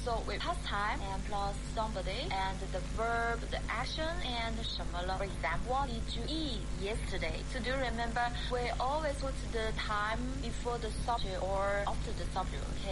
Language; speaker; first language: English; non-native, fluent; Chinese